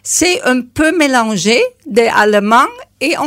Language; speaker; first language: French; non-native, learner; German